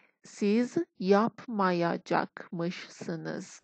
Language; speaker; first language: Turkish; non-native, fluent; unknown